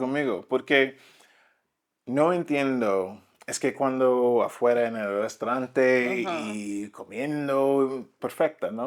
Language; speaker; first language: Spanish; non-native, learner; English